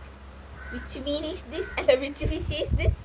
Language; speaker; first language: English; non-native, learner; Malayalam